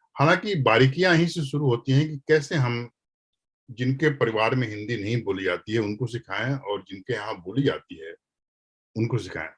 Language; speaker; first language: Hindi; native; Hindi